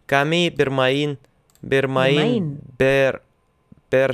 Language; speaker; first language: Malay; non-native, learner; Russian